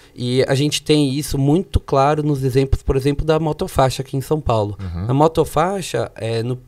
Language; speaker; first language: Portuguese; native; Portuguese